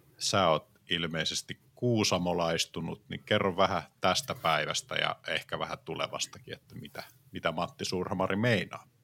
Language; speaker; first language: Finnish; native; Finnish